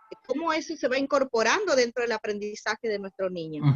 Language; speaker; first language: Spanish; native; Spanish